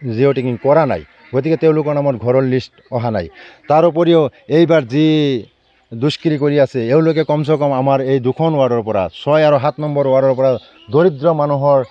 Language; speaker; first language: Assamese; non-native, local second language; Bangla